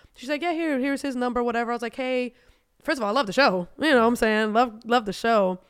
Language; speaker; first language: English; non-native, fluent; German